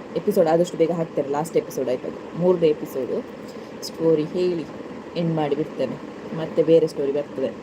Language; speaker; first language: Kannada; non-native, local second language; Tulu